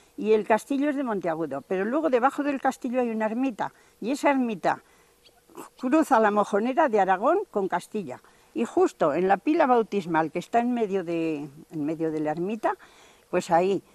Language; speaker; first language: Spanish; native; Spanish